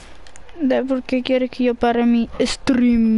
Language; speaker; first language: Spanish; early bilingual, heritage; English